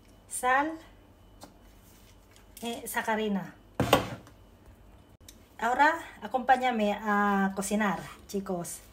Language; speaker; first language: Spanish; non-native, learner; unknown